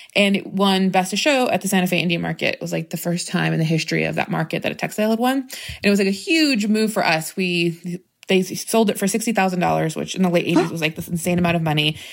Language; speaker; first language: English; native; English